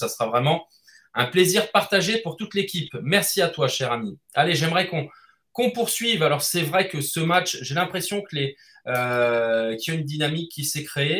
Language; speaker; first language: French; native; French